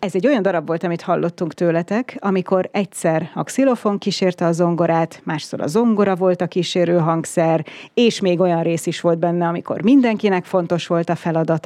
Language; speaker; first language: Hungarian; native; Hungarian